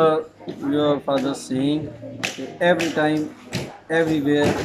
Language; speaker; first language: English; non-native, learner; Urdu